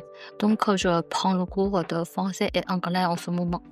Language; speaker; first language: French; non-native, learner; Chinese